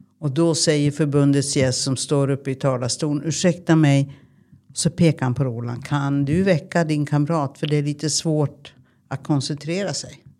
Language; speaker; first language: Swedish; native; Swedish